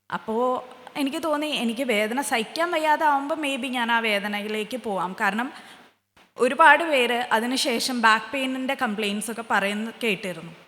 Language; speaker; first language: Malayalam; early bilingual, heritage; Malayalam